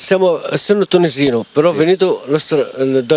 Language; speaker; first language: Italian; non-native, learner; Arabic